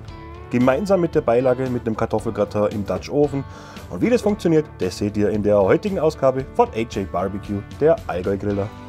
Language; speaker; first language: German; native; German